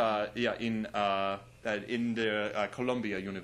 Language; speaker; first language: German; non-native, learner; English